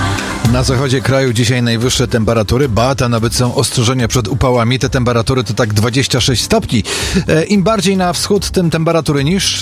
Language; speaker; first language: Polish; native; Polish